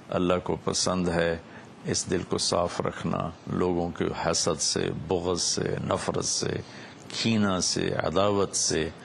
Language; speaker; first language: Urdu; non-native, local second language; Punjabi